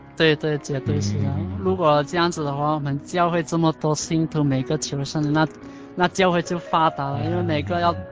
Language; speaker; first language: Chinese; non-native, local second language; Hakka Chinese